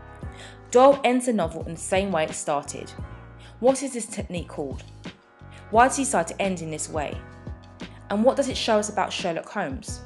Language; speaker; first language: English; native; English